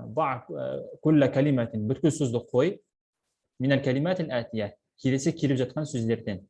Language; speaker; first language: Arabic; non-native, fluent; Kazakh